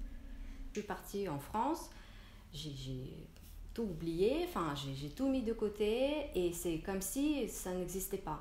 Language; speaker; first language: French; non-native, fluent; Russian